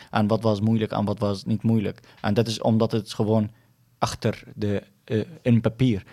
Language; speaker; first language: Dutch; non-native, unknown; Arabic